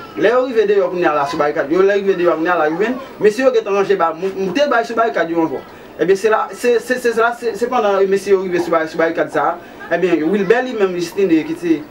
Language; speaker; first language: Haitian Creole; native; Haitian Creole